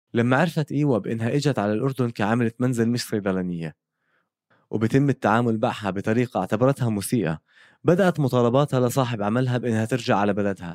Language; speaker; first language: Arabic; native; Arabic